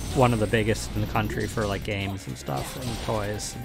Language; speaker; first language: English; native; English